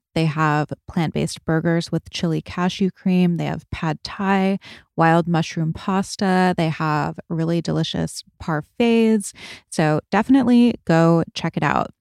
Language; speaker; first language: English; native; English